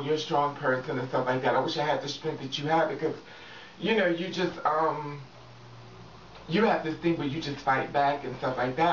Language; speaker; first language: English; native; English